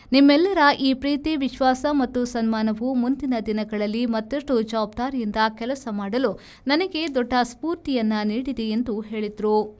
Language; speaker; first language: Kannada; native; Kannada